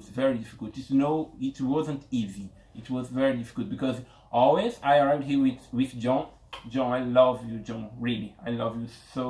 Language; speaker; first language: English; non-native, learner; Portuguese